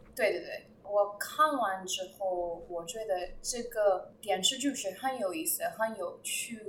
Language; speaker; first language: Chinese; non-native, learner; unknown